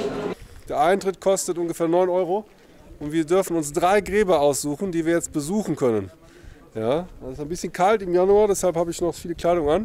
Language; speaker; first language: German; non-native, fluent; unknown